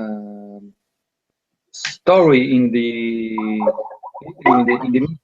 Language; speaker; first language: English; non-native, learner; Italian